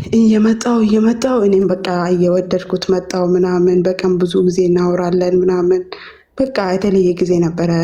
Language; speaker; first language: Amharic; non-native, local second language; Oromo